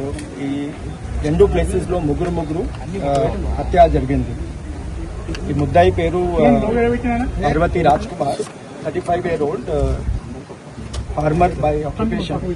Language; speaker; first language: Telugu; non-native, local second language; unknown